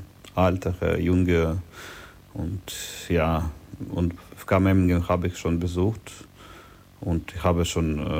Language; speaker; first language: German; non-native, learner; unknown